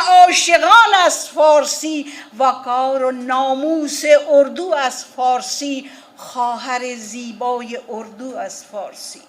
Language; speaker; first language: Persian; non-native, fluent; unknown